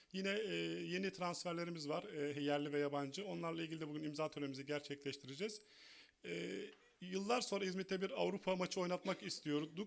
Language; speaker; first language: Turkish; native; Turkish